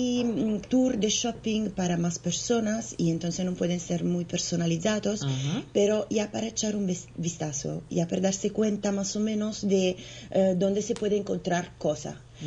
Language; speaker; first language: Spanish; non-native, fluent; Italian